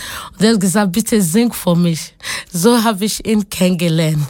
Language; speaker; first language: German; non-native, learner; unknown